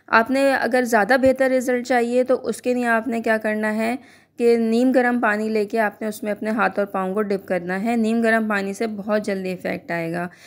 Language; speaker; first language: Hindi; native; Hindi